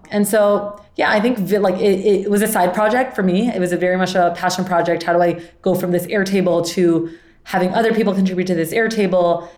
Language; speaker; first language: English; non-native, fluent; Spanish